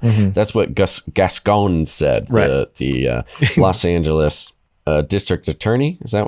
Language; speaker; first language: English; native; English